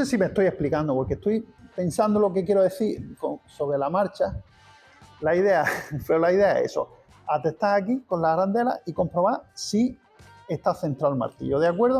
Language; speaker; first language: Spanish; native; Spanish